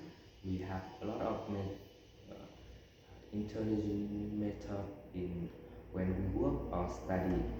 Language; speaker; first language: English; non-native, learner; Vietnamese